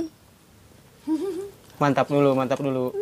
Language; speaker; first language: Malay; non-native, local second language; Sundanese